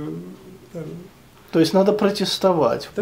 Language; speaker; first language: Russian; native; Russian